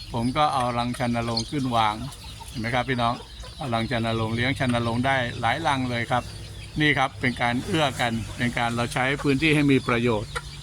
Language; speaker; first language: Thai; native; Thai